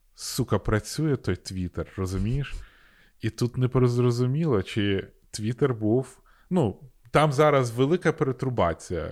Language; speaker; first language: Ukrainian; non-native, local second language; Russian